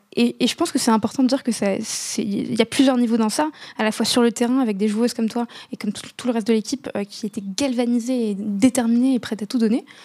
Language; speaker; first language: French; non-native, local second language; Arabic